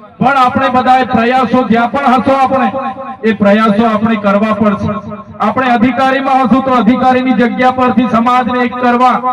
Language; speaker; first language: Gujarati; non-native, local second language; Vasavi